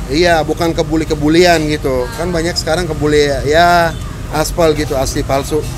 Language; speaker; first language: Indonesian; non-native, fluent; Arabic